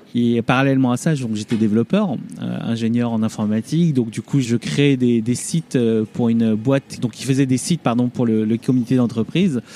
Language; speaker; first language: French; early bilingual, other home language; Vietnamese